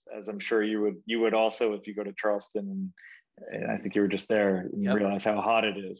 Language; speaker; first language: English; native; English